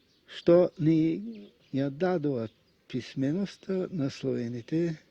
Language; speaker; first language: Macedonian; non-native, fluent; Russian